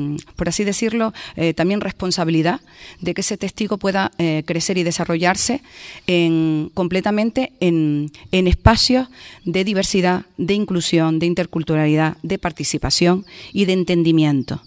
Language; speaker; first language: Spanish; native; Spanish